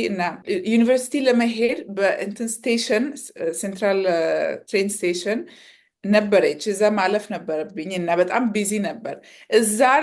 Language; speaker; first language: Amharic; early bilingual, heritage; Amharic